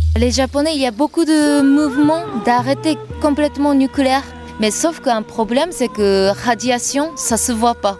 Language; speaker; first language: French; non-native, learner; Japanese